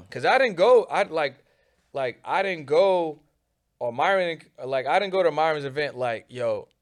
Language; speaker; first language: English; native; English